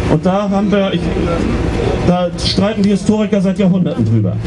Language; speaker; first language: German; native; German